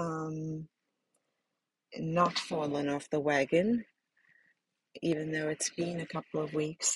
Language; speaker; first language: English; native; English